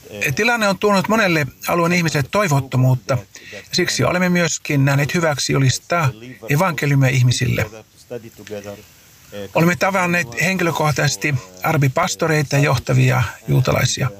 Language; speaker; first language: Finnish; native; Finnish